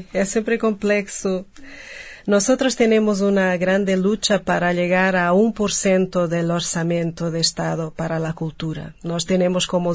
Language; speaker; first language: Spanish; non-native, fluent; Portuguese